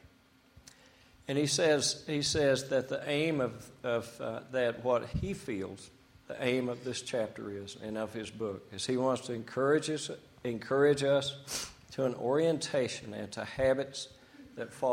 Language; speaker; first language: English; native; English